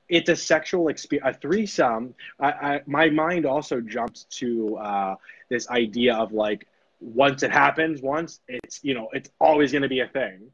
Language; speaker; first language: English; native; English